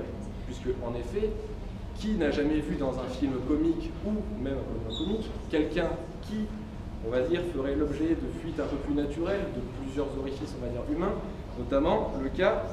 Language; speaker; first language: French; native; French